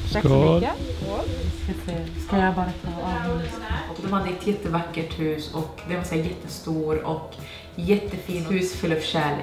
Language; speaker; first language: Swedish; non-native, fluent; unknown